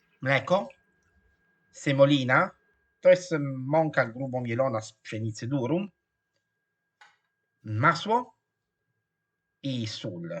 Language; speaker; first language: Polish; non-native, fluent; Italian